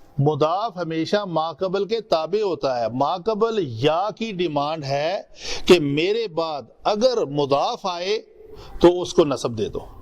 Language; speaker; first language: Urdu; non-native, local second language; Punjabi